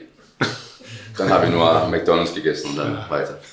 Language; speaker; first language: German; non-native, learner; Danish